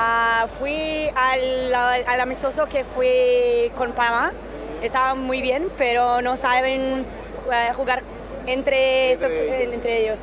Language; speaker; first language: Spanish; non-native, learner; Portuguese